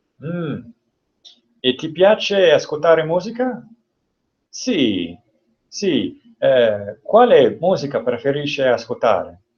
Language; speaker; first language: Italian; non-native, learner; English